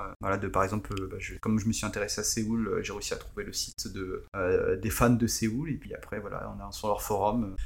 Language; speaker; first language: French; early bilingual, other home language; Portuguese